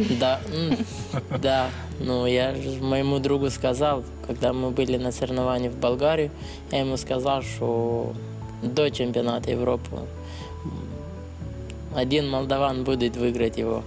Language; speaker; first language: Russian; non-native, learner; Romanian